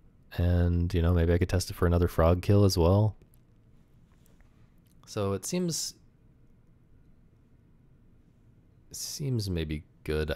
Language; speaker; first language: English; native; English